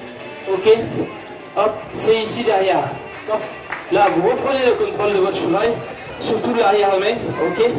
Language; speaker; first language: French; native; French